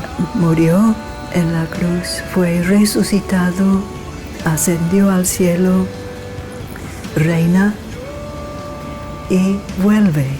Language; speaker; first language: Spanish; non-native, fluent; English